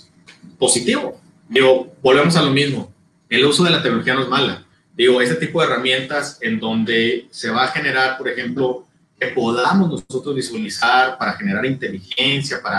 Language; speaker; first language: Spanish; native; Spanish